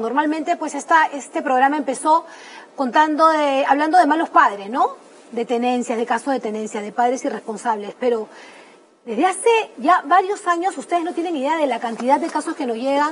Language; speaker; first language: Spanish; native; Spanish